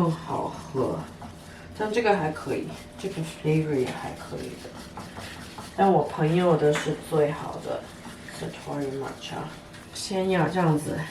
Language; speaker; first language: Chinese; early bilingual, heritage; Chinese